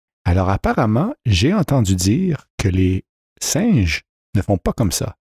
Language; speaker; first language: French; early bilingual, heritage; French